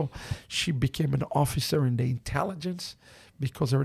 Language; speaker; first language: English; non-native, fluent; Hebrew